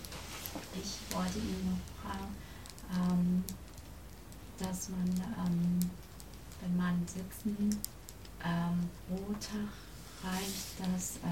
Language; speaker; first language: German; non-native, learner; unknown